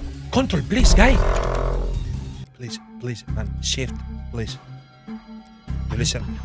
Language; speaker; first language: English; non-native, learner; Spanish